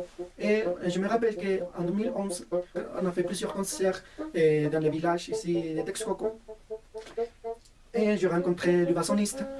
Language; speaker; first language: French; non-native, fluent; Spanish